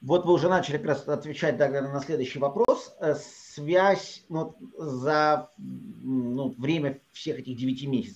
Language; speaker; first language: Russian; native; Russian